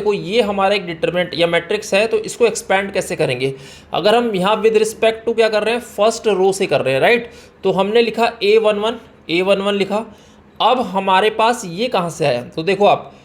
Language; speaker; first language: Hindi; native; Hindi